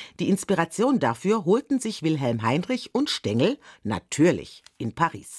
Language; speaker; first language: German; native; German